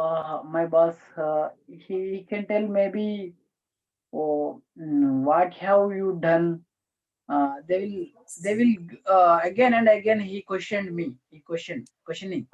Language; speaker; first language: English; non-native, learner; Telugu